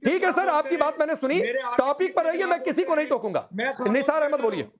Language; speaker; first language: Hindi; native; Hindi